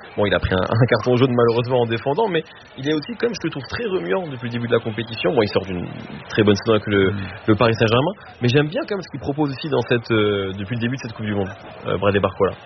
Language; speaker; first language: French; early bilingual, other home language; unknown